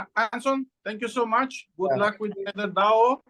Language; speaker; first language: English; non-native, fluent; Romanian